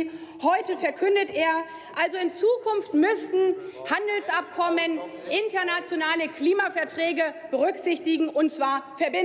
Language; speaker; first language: German; native; German